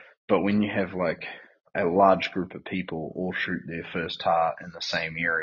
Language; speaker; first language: English; native; English